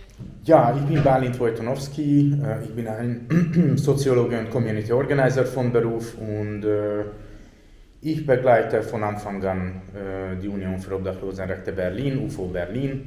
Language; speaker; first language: German; non-native, fluent; Hungarian